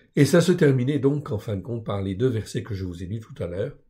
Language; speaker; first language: French; native; French